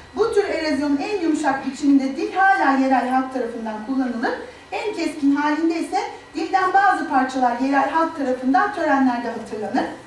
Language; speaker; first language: Turkish; native; Turkish